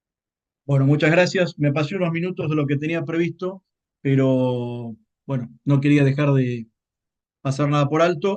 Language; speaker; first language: Spanish; native; Spanish